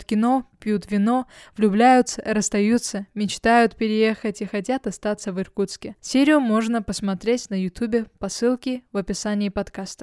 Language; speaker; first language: Russian; native; Russian